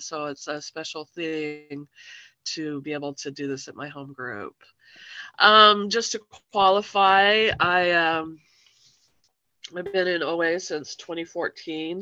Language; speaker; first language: English; native; English